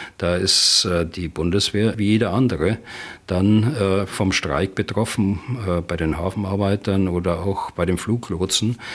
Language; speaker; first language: German; native; German